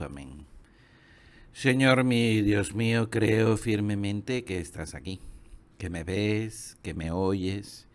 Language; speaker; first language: Spanish; native; Spanish